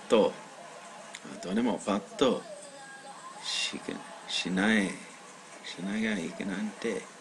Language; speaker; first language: Japanese; non-native, learner; English